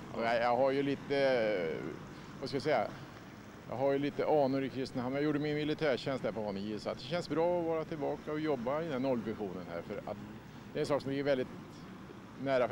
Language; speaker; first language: Swedish; native; Swedish